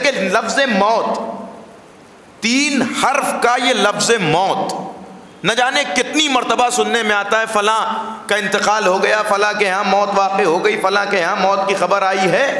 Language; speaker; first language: Urdu; native; Urdu